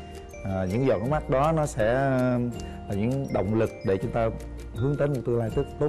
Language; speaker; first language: Vietnamese; native; Vietnamese